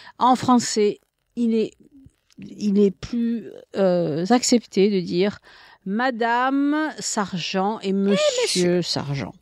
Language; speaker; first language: French; native; French